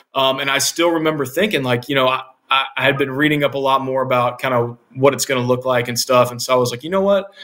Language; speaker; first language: English; native; English